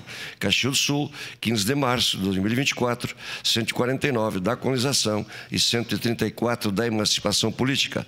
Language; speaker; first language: Portuguese; native; Portuguese